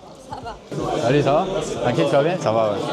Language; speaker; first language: French; native; French